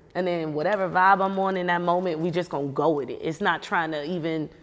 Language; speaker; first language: English; native; English